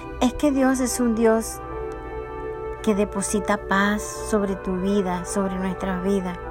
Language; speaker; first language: Spanish; native; Spanish